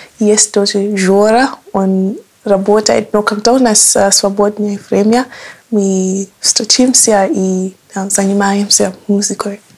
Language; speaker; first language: Russian; non-native, learner; English